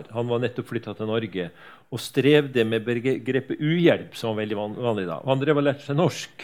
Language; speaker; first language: Norwegian; native; Norwegian